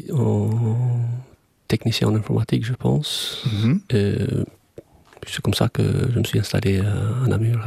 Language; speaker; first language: French; non-native, fluent; Albanian